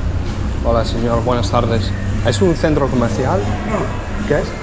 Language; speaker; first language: Spanish; non-native, fluent; English